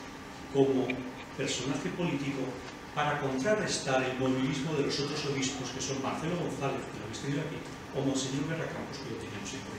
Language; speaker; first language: Spanish; native; Spanish